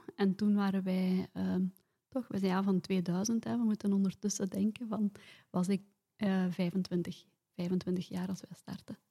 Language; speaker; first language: Dutch; native; Dutch